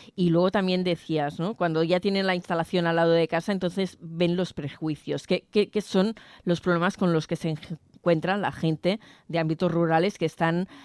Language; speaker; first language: Spanish; non-native, local second language; Catalan